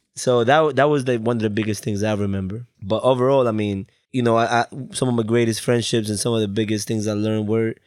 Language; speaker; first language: English; early bilingual, other home language; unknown